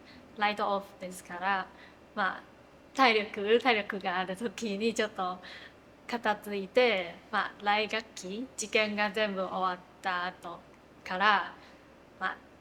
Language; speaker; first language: Japanese; non-native, fluent; Chinese